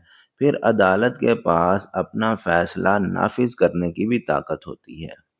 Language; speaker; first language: Urdu; native; Urdu